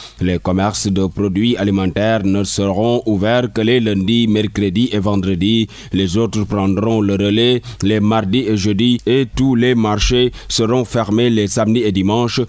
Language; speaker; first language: French; non-native, local second language; Wolof